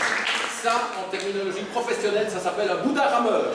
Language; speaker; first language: French; native; French